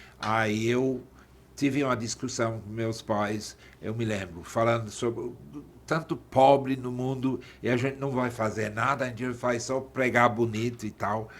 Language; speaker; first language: Portuguese; non-native, fluent; English